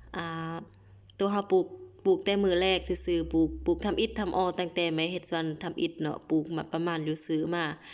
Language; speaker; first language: Lao; non-native, local second language; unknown